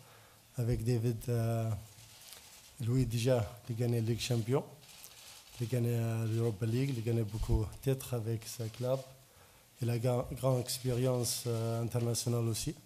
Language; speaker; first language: French; non-native, learner; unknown